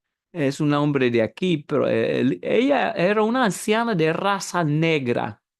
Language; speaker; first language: Spanish; non-native, fluent; English